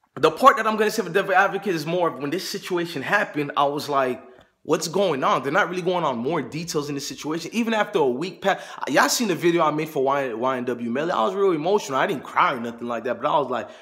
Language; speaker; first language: English; native; English